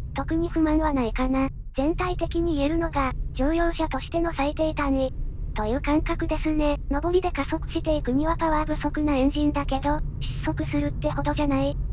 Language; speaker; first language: Japanese; native; Japanese